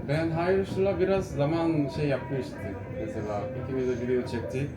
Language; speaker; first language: Turkish; non-native, fluent; Korean